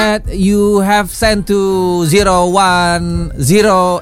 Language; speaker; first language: English; non-native, learner; Indonesian